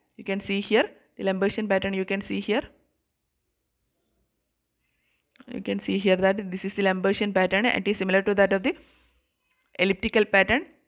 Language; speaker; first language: English; non-native, local second language; Malayalam